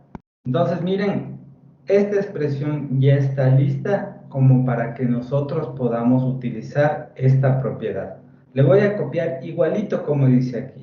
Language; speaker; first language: Spanish; native; Spanish